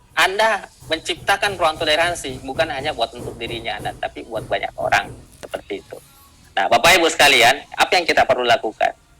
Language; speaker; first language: Indonesian; non-native, local second language; Buginese